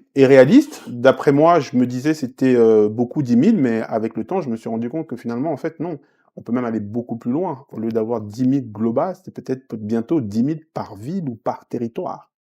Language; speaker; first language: French; early bilingual, other home language; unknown